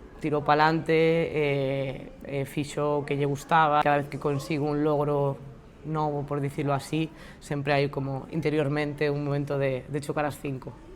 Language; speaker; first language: Galician; non-native, local second language; Spanish